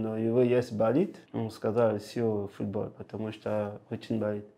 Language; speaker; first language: Russian; non-native, learner; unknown